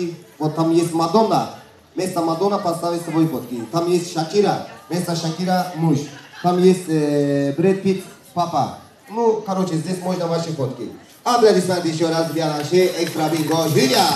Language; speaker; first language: Russian; non-native, learner; Turkish